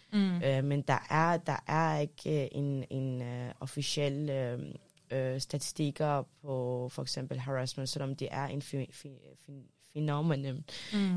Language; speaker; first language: Danish; early bilingual, other home language; Arabic